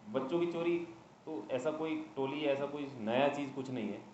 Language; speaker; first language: Hindi; non-native, local second language; Marathi